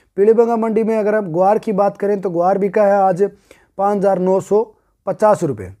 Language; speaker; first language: Hindi; native; Hindi